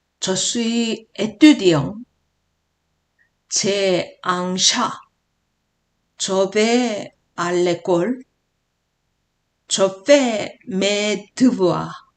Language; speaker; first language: French; non-native, learner; Korean